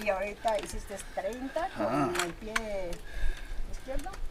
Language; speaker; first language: Spanish; native; Spanish